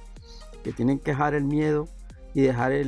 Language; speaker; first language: Spanish; native; Spanish